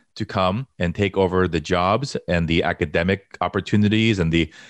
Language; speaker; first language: English; early bilingual, other home language; Korean